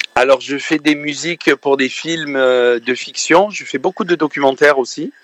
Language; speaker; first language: French; native; French